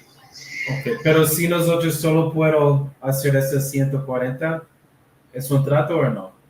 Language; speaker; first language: Spanish; non-native, learner; English